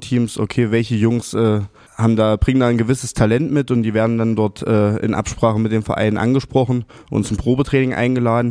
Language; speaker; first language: German; native; German